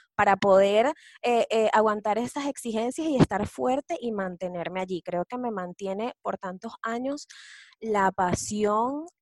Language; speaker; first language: Spanish; native; Spanish